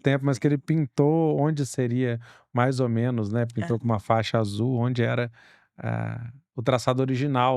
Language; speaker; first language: Portuguese; native; Portuguese